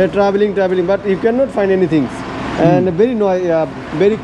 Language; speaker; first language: English; non-native, learner; Bangla